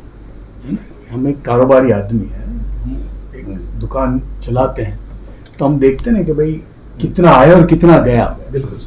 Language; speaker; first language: Hindi; native; Hindi